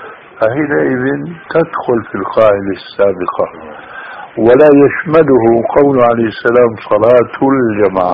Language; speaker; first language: Arabic; native; Arabic